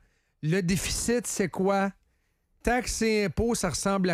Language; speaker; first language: French; native; French